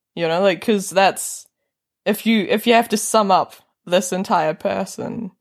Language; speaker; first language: English; native; English